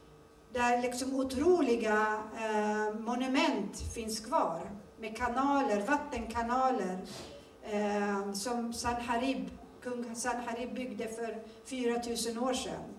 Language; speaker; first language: Swedish; early bilingual, other home language; Turoyo